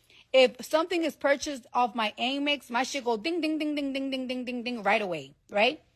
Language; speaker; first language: English; native; English